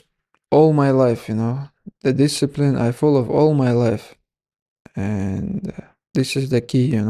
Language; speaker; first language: English; non-native, learner; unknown